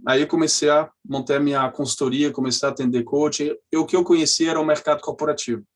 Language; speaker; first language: Portuguese; non-native, fluent; French